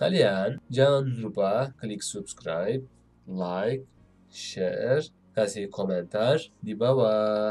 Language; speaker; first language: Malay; non-native, learner; Turkish